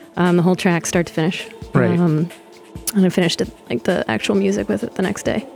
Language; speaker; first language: English; native; English